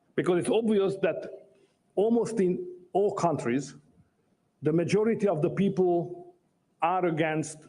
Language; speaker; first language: English; non-native, fluent; Hungarian